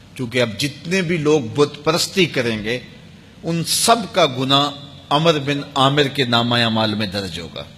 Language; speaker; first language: Urdu; native; Urdu